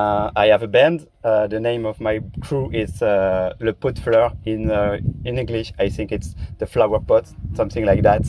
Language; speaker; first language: English; non-native, learner; French